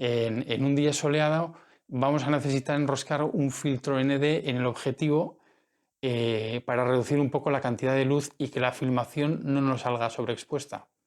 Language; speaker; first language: Spanish; native; Spanish